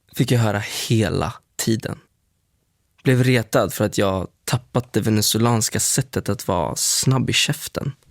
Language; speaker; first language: Swedish; early bilingual, other home language; Spanish